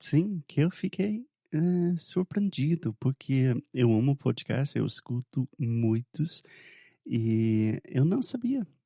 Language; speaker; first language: Portuguese; non-native, fluent; English